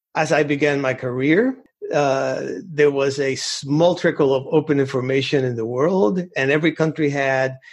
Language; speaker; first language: English; early bilingual, other home language; Spanish